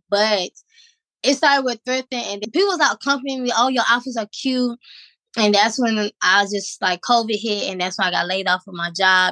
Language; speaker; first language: English; native; English